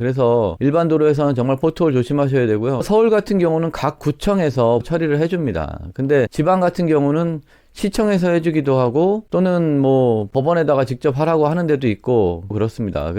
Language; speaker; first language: Korean; native; Korean